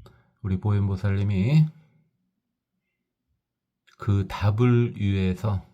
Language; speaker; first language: Korean; native; Korean